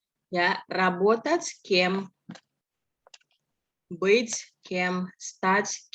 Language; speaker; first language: Russian; non-native, fluent; Indonesian